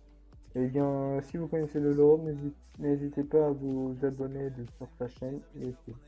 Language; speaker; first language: French; native; French